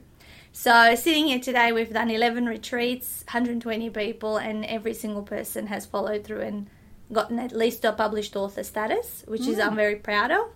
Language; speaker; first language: English; non-native, fluent; Macedonian